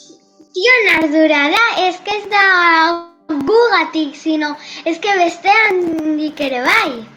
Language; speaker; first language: Basque; non-native, local second language; Spanish